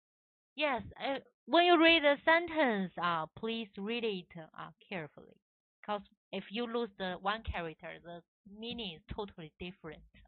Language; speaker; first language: English; non-native, learner; Chinese